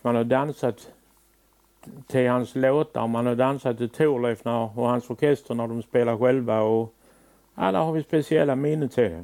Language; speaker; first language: Swedish; native; Swedish